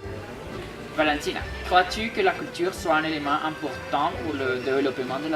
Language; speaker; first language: French; non-native, fluent; Spanish